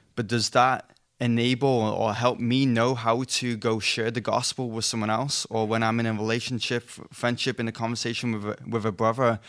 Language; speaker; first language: English; native; English